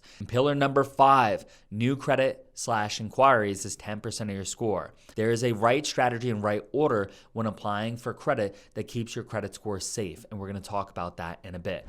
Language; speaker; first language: English; native; English